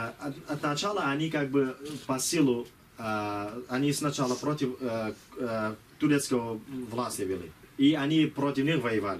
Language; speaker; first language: Russian; non-native, learner; Kurdish